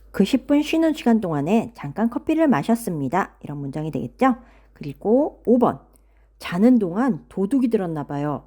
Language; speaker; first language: Korean; native; Korean